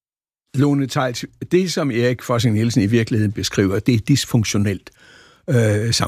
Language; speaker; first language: Danish; native; Danish